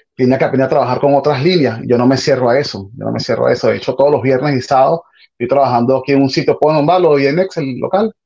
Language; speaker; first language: Spanish; native; Spanish